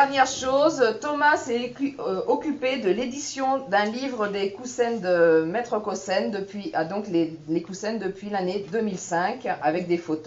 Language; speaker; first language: French; native; French